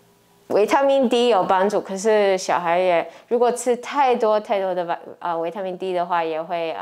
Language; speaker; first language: Chinese; early bilingual, heritage; English